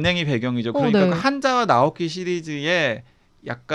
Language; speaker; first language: Korean; native; Korean